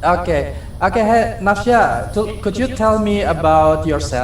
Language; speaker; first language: English; non-native, learner; Indonesian